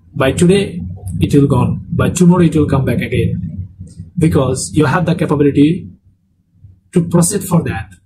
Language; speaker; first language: English; non-native, local second language; Bangla